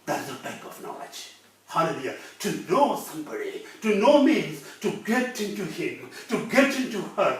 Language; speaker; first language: English; non-native, local second language; Malayalam